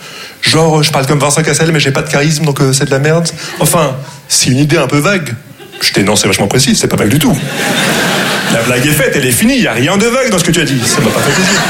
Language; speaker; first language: French; non-native, local second language; Arabic